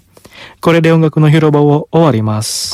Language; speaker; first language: Japanese; non-native, fluent; Indonesian